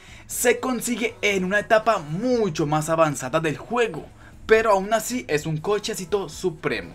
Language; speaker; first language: Spanish; native; Spanish